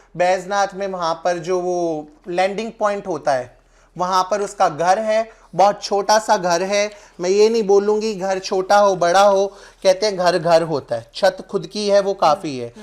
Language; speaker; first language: Hindi; non-native, local second language; Punjabi